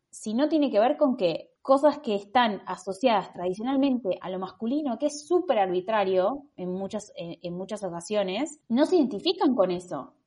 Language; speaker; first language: Spanish; native; Spanish